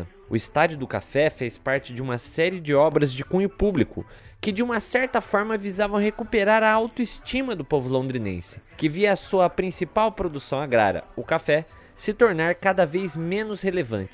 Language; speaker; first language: Portuguese; native; Portuguese